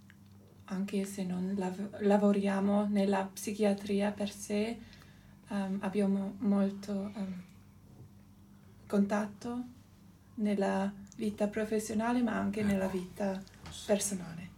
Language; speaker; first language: Italian; non-native, local second language; German